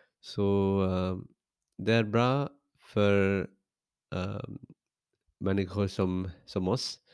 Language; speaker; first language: Swedish; non-native, learner; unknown